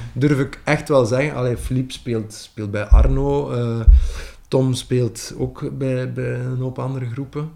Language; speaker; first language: Dutch; native; Dutch